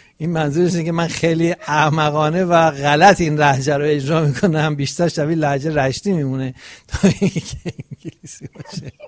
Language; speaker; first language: Persian; native; Persian